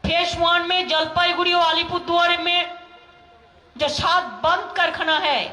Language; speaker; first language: Hindi; non-native, local second language; Bangla